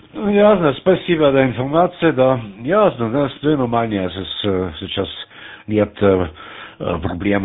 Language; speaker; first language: Russian; non-native, learner; German